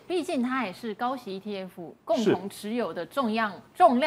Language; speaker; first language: Chinese; native; Chinese